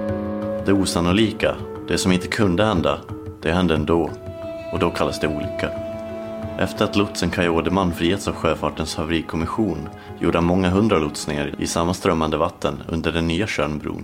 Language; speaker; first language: Swedish; native; Swedish